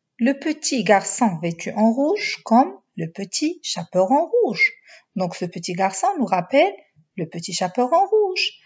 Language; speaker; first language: French; non-native, local second language; Arabic